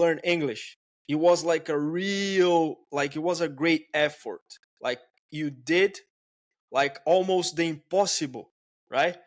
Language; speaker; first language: English; non-native, fluent; Portuguese